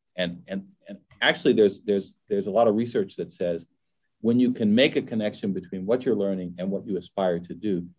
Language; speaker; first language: English; native; English